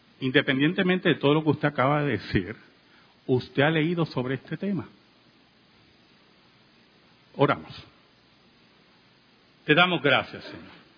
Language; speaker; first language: Spanish; native; Spanish